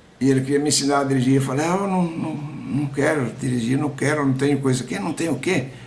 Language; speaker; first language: Portuguese; native; Portuguese